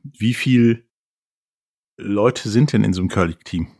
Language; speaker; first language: German; native; German